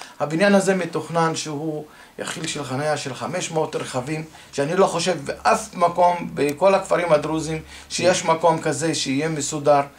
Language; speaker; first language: Hebrew; non-native, local second language; Arabic